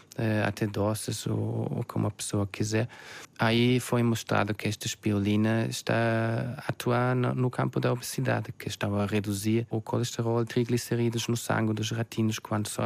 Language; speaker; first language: Portuguese; non-native, fluent; German